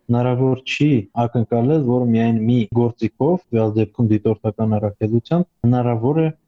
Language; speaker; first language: Armenian; native; Armenian